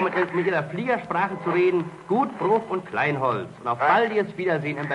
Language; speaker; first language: German; native; German